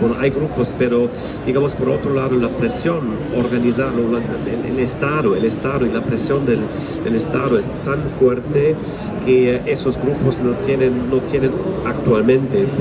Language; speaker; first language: Spanish; non-native, fluent; German